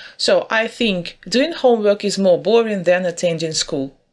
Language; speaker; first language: English; non-native, fluent; Ukrainian